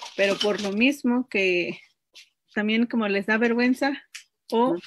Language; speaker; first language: Spanish; non-native, local second language; Nahuatl languages